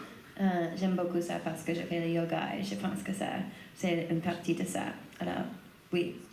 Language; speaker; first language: French; non-native, learner; English